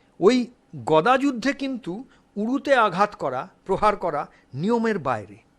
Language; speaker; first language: Bangla; early bilingual, heritage; Bangla